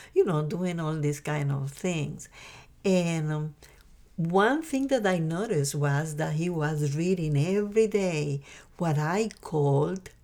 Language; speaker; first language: English; non-native, fluent; Spanish